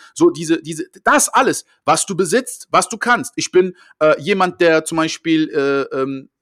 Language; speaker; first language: German; early bilingual, other home language; French